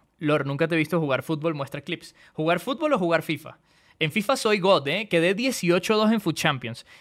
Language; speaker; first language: Spanish; native; Spanish